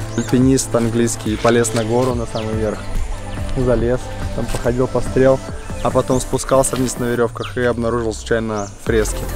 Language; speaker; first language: Russian; native; Russian